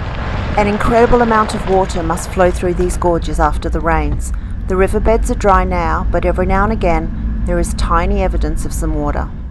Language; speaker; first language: English; native; English